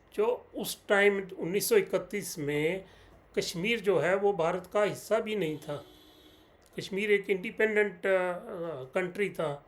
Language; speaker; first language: Hindi; non-native, local second language; Punjabi